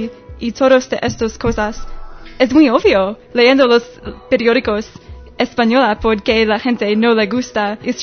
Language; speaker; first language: Spanish; non-native, learner; English